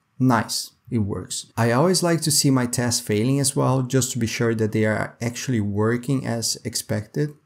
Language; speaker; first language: English; non-native, fluent; Portuguese